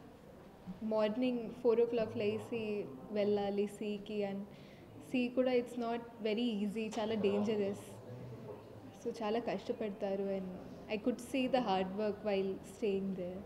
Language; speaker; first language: Telugu; non-native, fluent; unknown